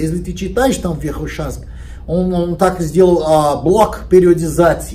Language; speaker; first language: Russian; non-native, learner; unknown